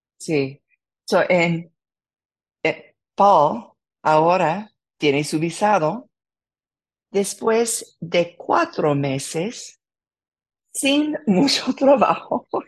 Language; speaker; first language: Spanish; non-native, learner; English